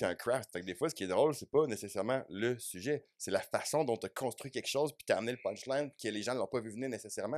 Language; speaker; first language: French; native; French